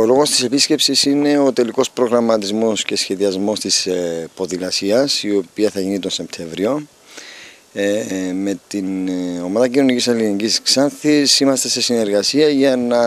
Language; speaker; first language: Greek; native; Greek